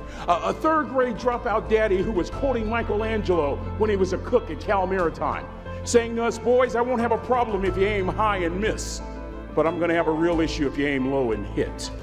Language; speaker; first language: English; native; English